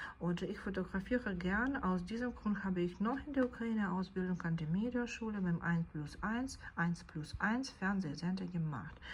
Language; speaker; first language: German; non-native, fluent; Ukrainian